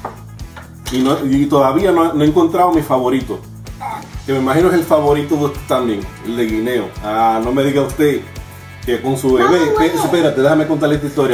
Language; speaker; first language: Spanish; native; Spanish